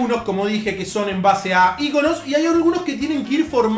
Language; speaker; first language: Spanish; native; Spanish